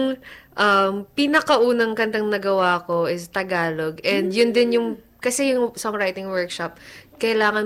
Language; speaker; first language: Filipino; non-native, local second language; Bikol